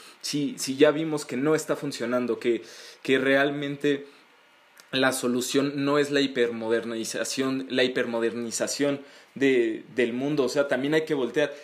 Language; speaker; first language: Spanish; native; Spanish